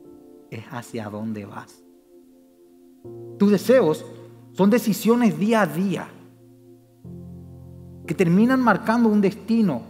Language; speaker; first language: Spanish; native; Spanish